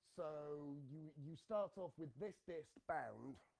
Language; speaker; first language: English; native; English